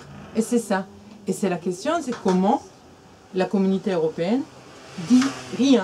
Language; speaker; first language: French; non-native, fluent; Hebrew